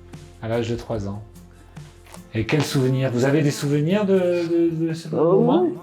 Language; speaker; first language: French; native; French